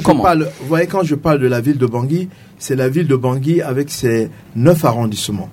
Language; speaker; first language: French; non-native, local second language; Sango